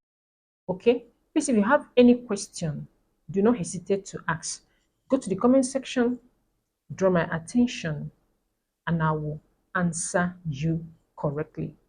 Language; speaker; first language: English; non-native, local second language; Igbo